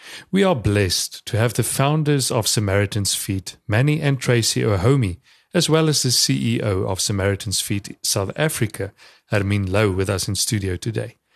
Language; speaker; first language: English; non-native, local second language; Afrikaans